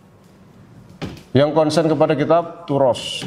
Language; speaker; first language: Indonesian; native; Indonesian